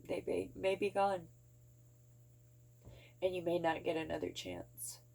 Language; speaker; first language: English; native; English